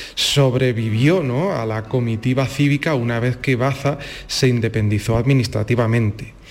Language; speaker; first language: Spanish; native; Spanish